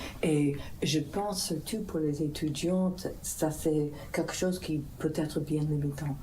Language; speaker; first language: French; non-native, fluent; English